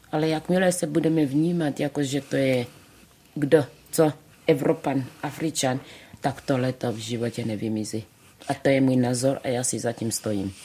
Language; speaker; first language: Czech; early bilingual, other home language; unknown